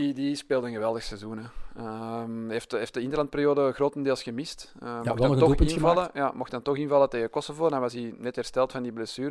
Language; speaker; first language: Dutch; native; Dutch